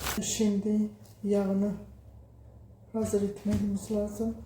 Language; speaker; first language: Turkish; early bilingual, heritage; Turkish